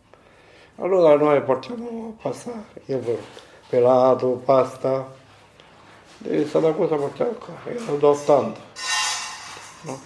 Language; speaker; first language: Italian; non-native, learner; Maltese